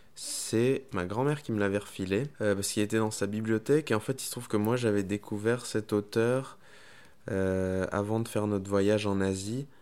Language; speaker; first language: French; non-native, fluent; Spanish